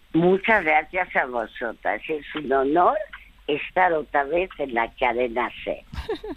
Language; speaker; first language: Spanish; early bilingual, other home language; French